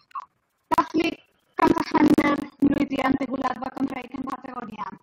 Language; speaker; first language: Welsh; non-native, learner; Spanish